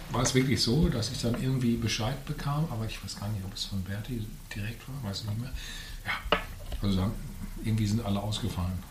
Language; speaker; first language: German; native; German